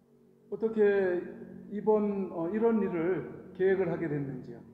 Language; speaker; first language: Korean; native; Korean